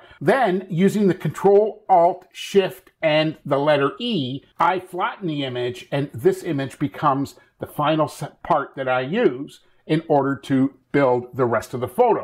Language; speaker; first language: English; native; English